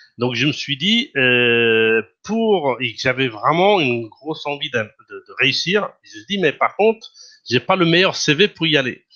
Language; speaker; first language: French; non-native, fluent; Portuguese